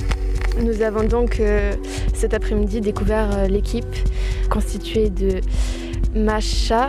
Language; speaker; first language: French; native; French